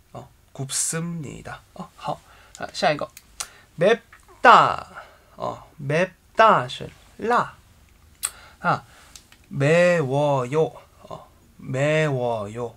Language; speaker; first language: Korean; non-native, fluent; Chinese